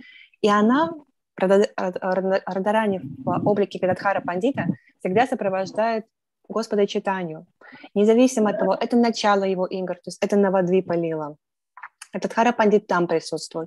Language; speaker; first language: Russian; native; Russian